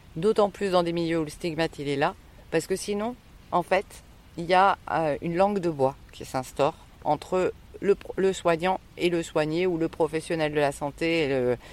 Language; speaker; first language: French; native; French